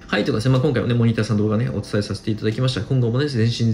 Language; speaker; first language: Japanese; native; Japanese